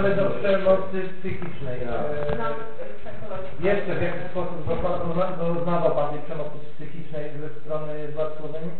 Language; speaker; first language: Polish; native; Polish